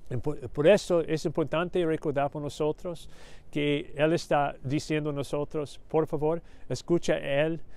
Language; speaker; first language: Spanish; non-native, learner; English